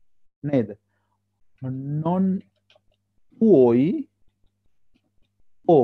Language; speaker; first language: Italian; non-native, fluent; Sinhala